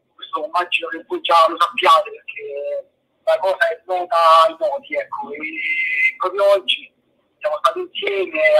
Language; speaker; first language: Italian; native; Italian